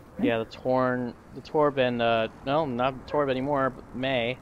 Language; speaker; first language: English; native; English